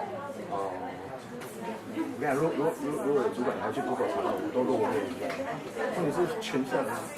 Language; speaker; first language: Chinese; native; Chinese